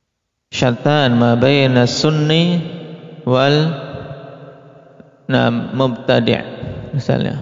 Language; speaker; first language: Arabic; non-native, fluent; Indonesian